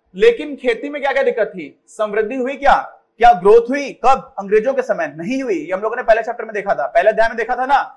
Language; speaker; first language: Hindi; native; Hindi